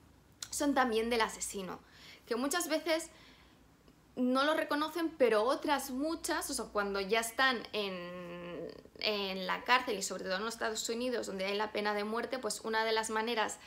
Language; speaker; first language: Spanish; native; Spanish